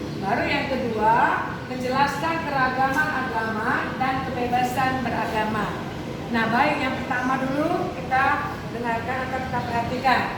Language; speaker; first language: Indonesian; non-native, local second language; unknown